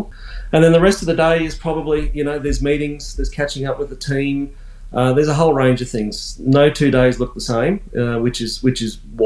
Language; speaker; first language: English; native; English